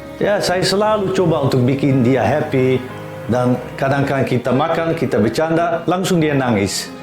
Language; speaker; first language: Indonesian; non-native, fluent; Dutch